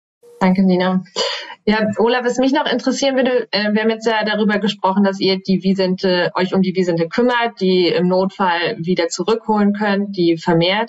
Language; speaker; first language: German; native; German